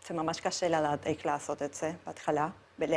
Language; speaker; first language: Hebrew; non-native, fluent; Spanish